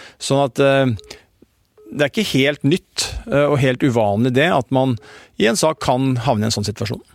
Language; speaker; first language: Norwegian; native; Norwegian